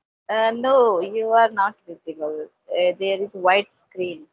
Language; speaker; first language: English; non-native, local second language; Hindi